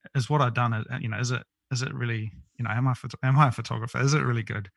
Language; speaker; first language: English; native; English